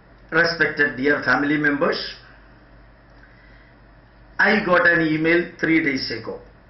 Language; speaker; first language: English; non-native, local second language; Malayalam